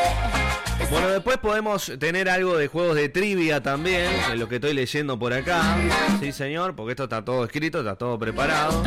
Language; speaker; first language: Spanish; native; Spanish